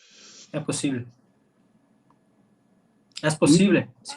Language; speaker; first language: Spanish; non-native, learner; Portuguese